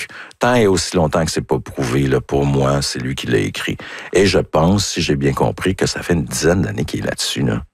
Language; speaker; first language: French; native; French